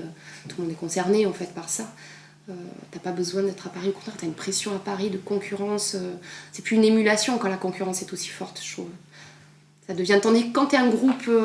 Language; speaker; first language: French; native; French